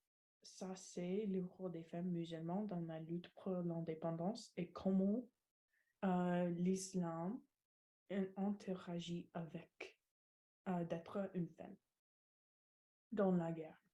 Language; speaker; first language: French; non-native, learner; English